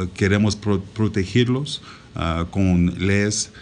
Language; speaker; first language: Spanish; non-native, learner; English